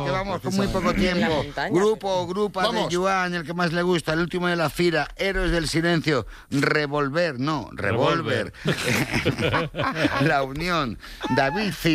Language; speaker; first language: Spanish; native; Spanish